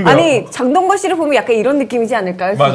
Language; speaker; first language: Korean; native; Korean